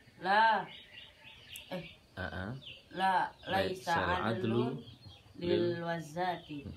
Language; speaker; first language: Arabic; non-native, learner; Indonesian